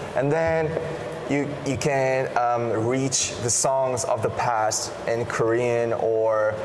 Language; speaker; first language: English; non-native, fluent; Korean